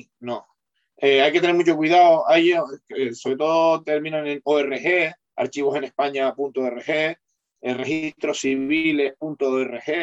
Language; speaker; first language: Spanish; native; Spanish